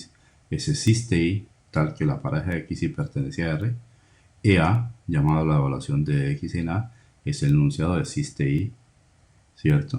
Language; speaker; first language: Spanish; native; Spanish